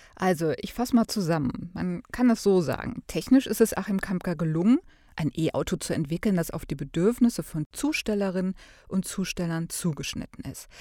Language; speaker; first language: German; native; German